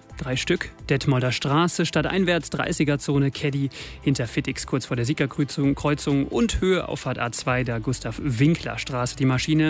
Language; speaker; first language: German; native; German